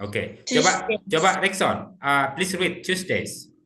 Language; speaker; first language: English; non-native, fluent; Indonesian